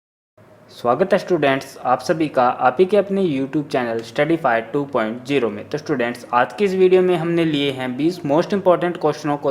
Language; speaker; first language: Hindi; native; Hindi